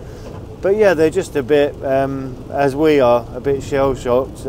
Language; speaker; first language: English; native; English